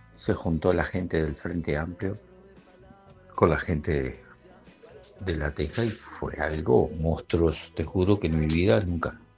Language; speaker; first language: Spanish; native; Spanish